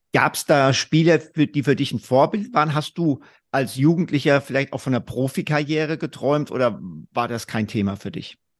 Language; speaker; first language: German; native; German